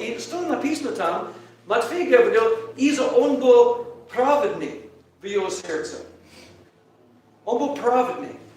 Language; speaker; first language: Russian; non-native, learner; English